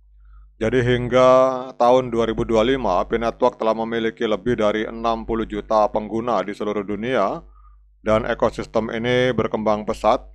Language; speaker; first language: Indonesian; native; Indonesian